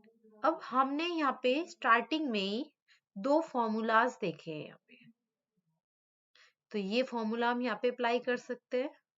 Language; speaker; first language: Hindi; native; Hindi